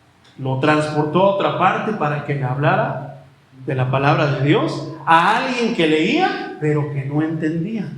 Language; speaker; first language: Spanish; native; Spanish